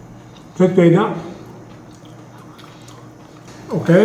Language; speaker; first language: Chinese; non-native, fluent; Italian